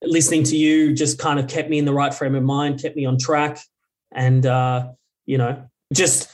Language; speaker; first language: English; native; English